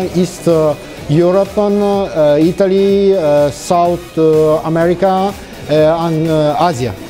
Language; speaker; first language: English; non-native, learner; Italian